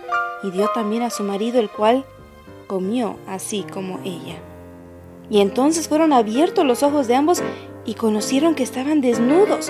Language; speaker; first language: Spanish; native; Spanish